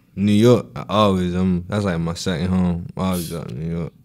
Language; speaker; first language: English; native; English